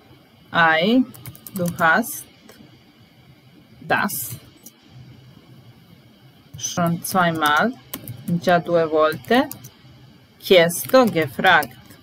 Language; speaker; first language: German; non-native, fluent; Italian